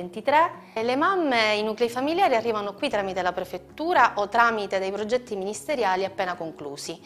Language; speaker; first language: Italian; native; Italian